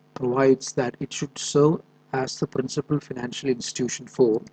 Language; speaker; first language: English; non-native, local second language; Malayalam